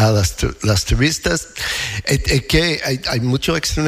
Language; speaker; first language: Spanish; non-native, fluent; English